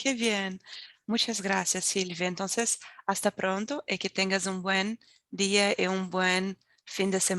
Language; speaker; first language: Spanish; non-native, fluent; Portuguese